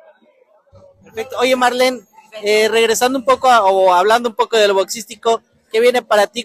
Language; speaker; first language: Spanish; native; Spanish